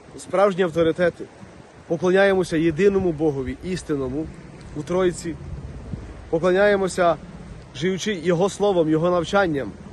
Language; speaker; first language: Ukrainian; native; Ukrainian